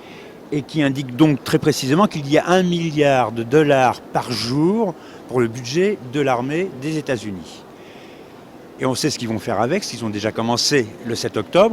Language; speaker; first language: French; native; French